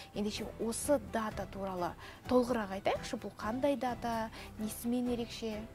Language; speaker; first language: Kazakh; native; Kazakh